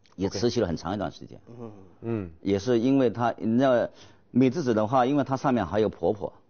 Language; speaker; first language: Chinese; native; Chinese